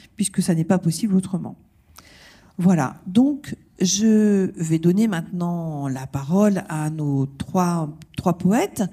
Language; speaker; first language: French; native; French